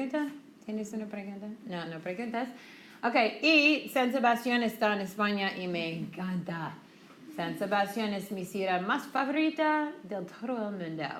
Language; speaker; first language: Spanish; non-native, fluent; English